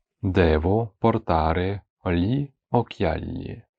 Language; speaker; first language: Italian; non-native, fluent; Ukrainian